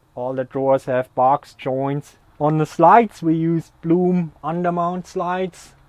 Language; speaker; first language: English; non-native, fluent; German